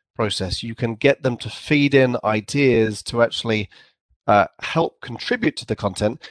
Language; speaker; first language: English; native; English